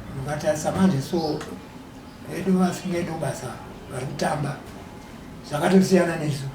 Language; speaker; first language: Shona; native; Shona